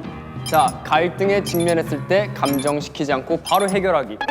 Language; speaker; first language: Korean; native; Korean